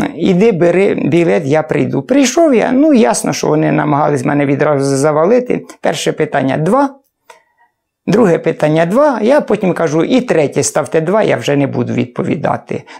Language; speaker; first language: Ukrainian; native; Ukrainian